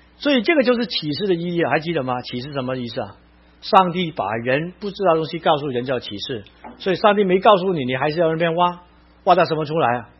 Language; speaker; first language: Chinese; non-native, local second language; Cantonese